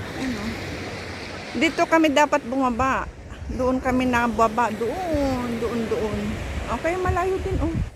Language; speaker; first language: Filipino; native; Filipino